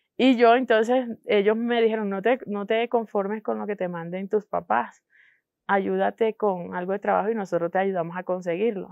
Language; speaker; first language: Spanish; non-native, local second language; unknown